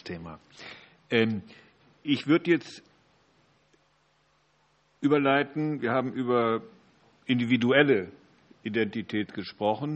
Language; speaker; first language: German; native; German